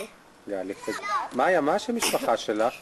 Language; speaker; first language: Hebrew; native; Hebrew